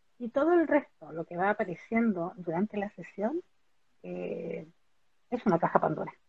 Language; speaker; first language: Spanish; native; Spanish